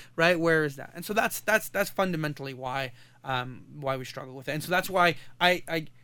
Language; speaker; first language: English; non-native, fluent; Arabic